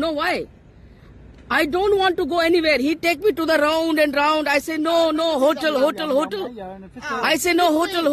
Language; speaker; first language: English; non-native, learner; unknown